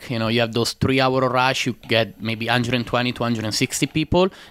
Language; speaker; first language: English; non-native, learner; Italian